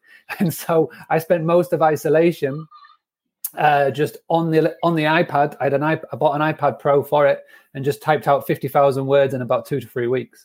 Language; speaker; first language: English; native; English